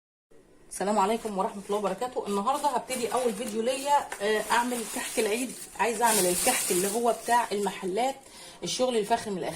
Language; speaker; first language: Arabic; native; Arabic